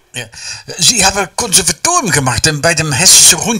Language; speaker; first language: German; non-native, learner; Dutch